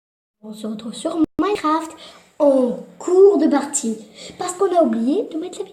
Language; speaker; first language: French; native; French